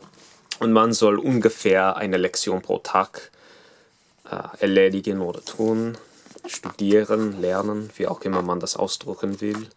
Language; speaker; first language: German; non-native, fluent; English